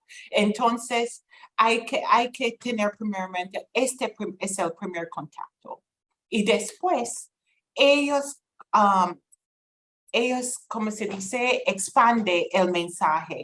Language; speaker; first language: Spanish; non-native, fluent; English